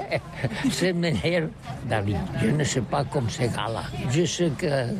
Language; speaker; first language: French; non-native, learner; Catalan